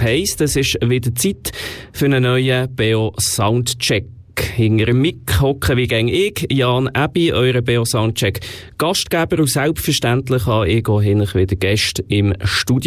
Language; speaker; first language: German; native; German